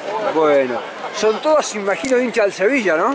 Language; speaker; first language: Spanish; native; Spanish